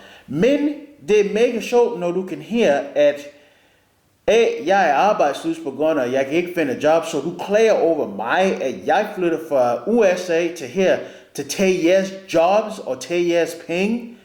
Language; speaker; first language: Danish; non-native, learner; English